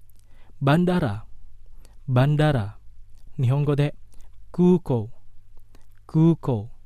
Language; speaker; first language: Japanese; non-native, fluent; Indonesian